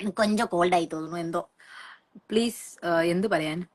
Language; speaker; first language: Malayalam; non-native, local second language; Tamil